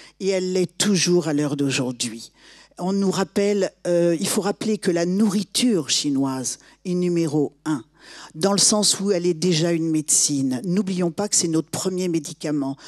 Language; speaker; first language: French; native; French